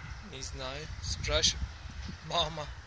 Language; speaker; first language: Russian; non-native, learner; Turkish